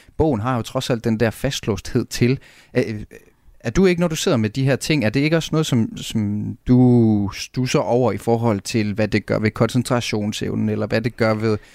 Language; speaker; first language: Danish; native; Danish